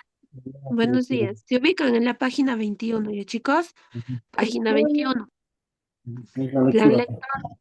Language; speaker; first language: Spanish; native; Spanish